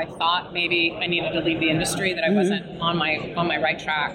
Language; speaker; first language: English; native; English